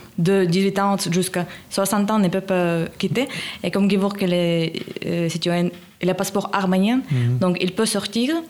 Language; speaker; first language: French; non-native, learner; Russian